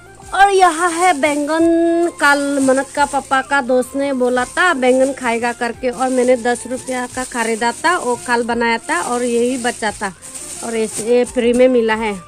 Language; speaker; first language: Hindi; non-native, local second language; Chakma